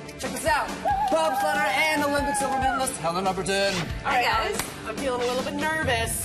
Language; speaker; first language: English; native; English